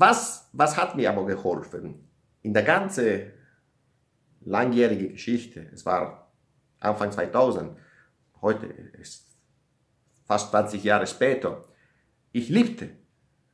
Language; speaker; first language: German; non-native, learner; Italian